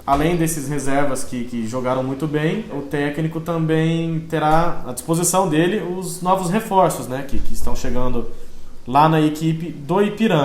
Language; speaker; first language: Portuguese; native; Portuguese